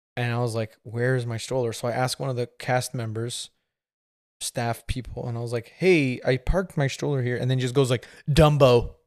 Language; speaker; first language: English; native; English